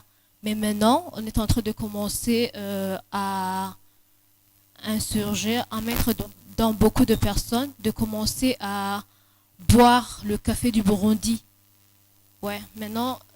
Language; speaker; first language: French; non-native, local second language; Rundi